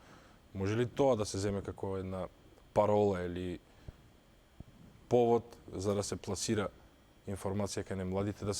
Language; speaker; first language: Macedonian; native; Macedonian